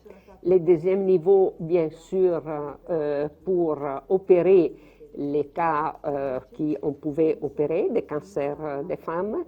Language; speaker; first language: French; non-native, fluent; Italian